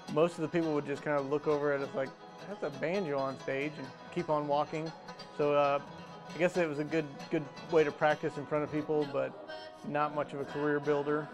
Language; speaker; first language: English; native; English